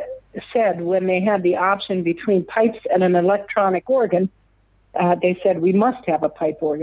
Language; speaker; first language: English; native; English